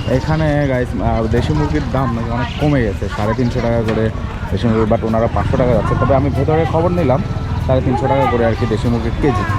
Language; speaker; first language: Bangla; native; Bangla